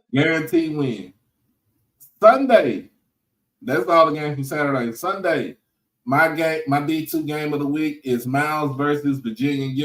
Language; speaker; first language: English; native; English